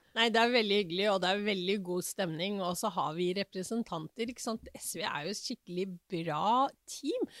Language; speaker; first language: Norwegian; early bilingual, other home language; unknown